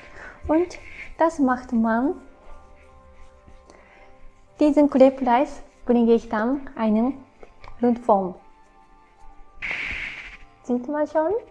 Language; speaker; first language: German; non-native, fluent; Japanese